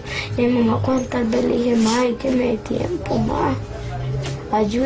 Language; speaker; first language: Spanish; native; Spanish